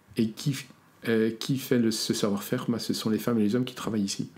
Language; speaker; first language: French; native; French